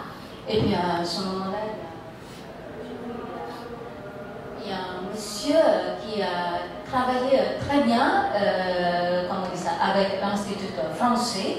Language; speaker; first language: French; non-native, fluent; Indonesian